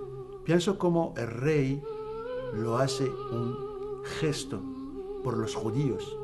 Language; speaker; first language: Spanish; non-native, learner; Arabic